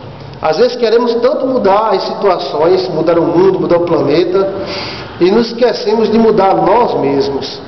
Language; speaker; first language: Portuguese; native; Portuguese